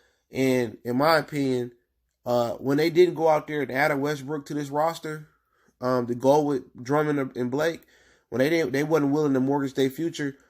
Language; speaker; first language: English; native; English